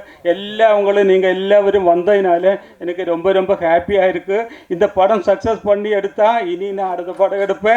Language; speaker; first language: Tamil; non-native, learner; Malayalam